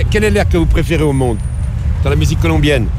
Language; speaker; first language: French; native; French